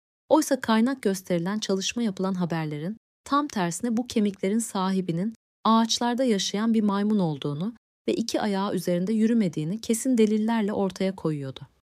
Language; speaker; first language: Turkish; native; Turkish